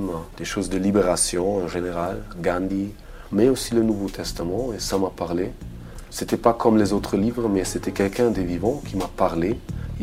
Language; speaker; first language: French; non-native, fluent; German